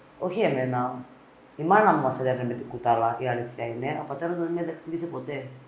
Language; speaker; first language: Greek; native; Greek